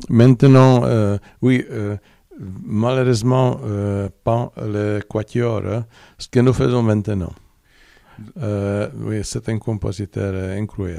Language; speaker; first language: French; non-native, learner; Czech